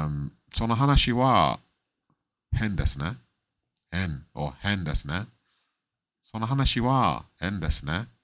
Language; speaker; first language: Japanese; non-native, learner; English